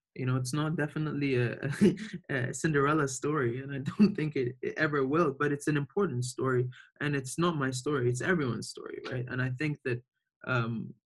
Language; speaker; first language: English; early bilingual, other home language; Arabic